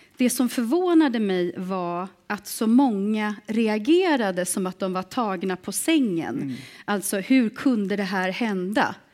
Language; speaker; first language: Swedish; native; Swedish